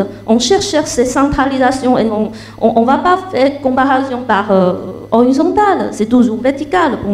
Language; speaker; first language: French; non-native, learner; Chinese